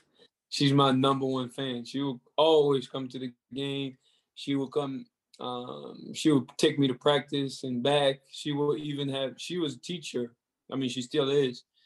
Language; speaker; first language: English; non-native, fluent; French